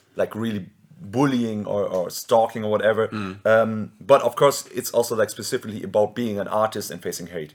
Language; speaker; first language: English; non-native, fluent; German